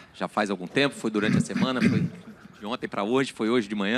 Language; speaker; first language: Portuguese; native; Portuguese